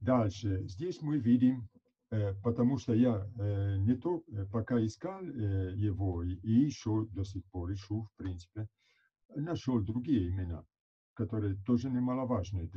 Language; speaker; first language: Russian; non-native, fluent; Italian